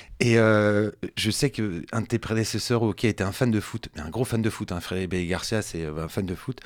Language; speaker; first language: French; native; French